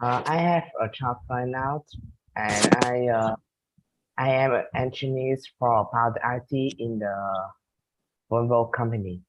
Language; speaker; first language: English; non-native, learner; Vietnamese